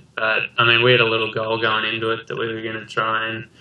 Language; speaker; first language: English; native; English